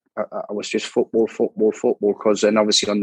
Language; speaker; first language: English; native; English